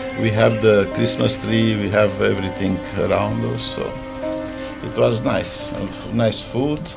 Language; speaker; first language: English; non-native, learner; Hungarian